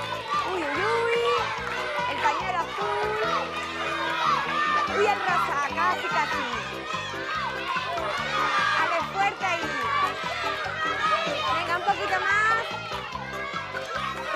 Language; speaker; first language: Spanish; native; Spanish